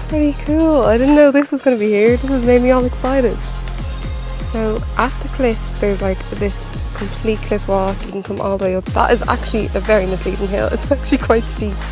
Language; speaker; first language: English; native; English